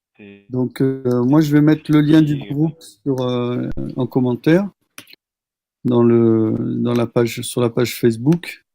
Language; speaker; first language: French; native; French